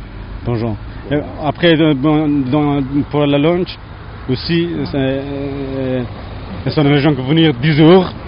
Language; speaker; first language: French; non-native, learner; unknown